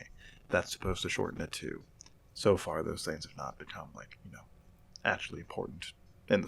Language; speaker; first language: English; native; English